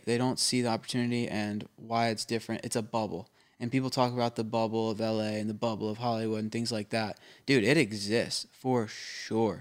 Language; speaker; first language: English; native; English